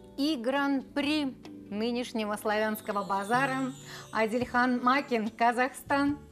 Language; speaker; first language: Russian; native; Russian